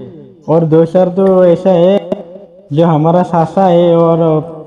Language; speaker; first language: Hindi; non-native, local second language; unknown